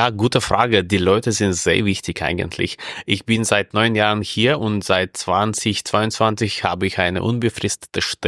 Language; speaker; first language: German; non-native, fluent; Russian